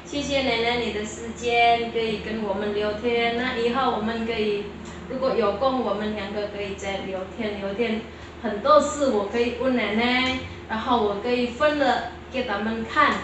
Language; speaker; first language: Chinese; non-native, learner; Indonesian